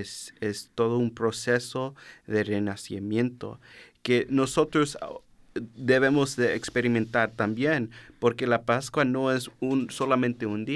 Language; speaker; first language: Spanish; early bilingual, heritage; Spanish